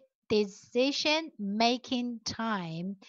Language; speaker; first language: English; non-native, learner; Chinese